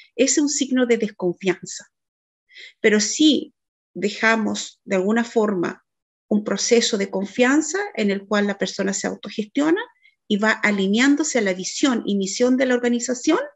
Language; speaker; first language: Spanish; native; Spanish